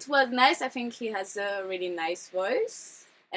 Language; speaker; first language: English; non-native, fluent; French